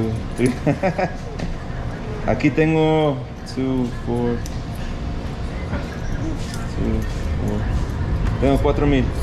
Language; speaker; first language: Spanish; non-native, learner; English